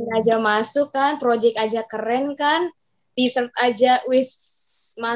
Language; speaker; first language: Indonesian; native; Indonesian